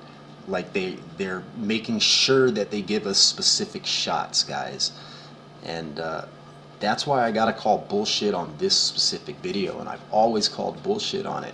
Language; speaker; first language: English; native; English